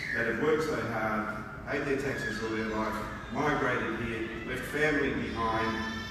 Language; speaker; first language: English; early bilingual, other home language; Greek